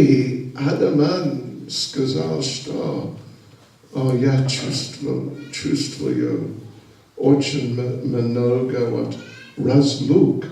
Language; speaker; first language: Russian; non-native, learner; English